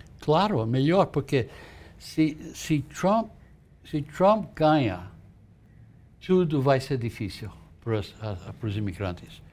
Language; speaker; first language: Portuguese; non-native, fluent; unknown